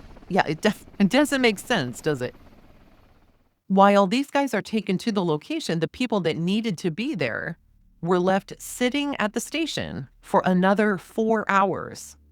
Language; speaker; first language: English; native; English